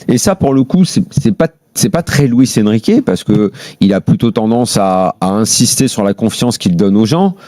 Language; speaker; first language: French; native; French